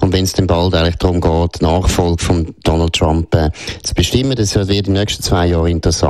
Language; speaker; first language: German; native; German